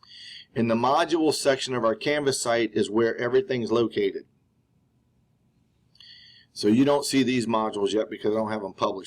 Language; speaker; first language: English; native; English